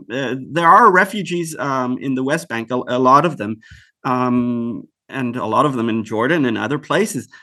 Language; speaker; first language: English; early bilingual, other home language; Hebrew